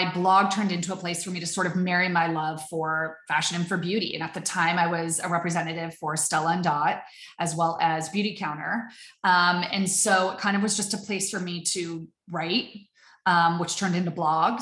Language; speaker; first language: English; native; English